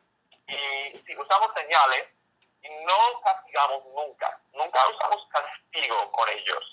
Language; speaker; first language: Spanish; non-native, fluent; English